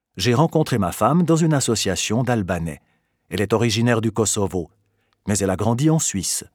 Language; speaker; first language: French; non-native, fluent; Albanian